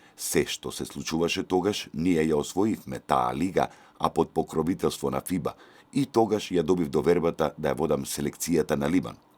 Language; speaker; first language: Macedonian; native; Macedonian